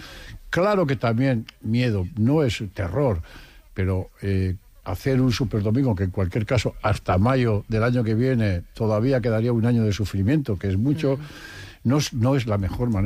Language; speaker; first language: Spanish; native; Spanish